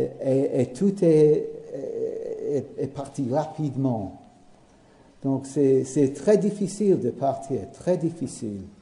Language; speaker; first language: French; non-native, learner; English